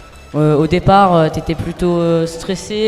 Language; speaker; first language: French; native; French